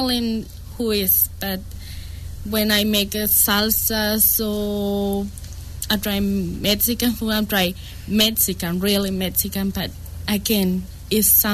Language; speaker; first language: English; non-native, learner; Spanish